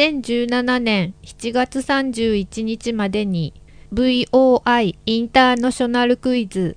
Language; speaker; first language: Japanese; non-native, fluent; Indonesian